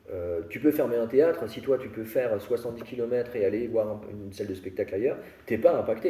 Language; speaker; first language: French; native; French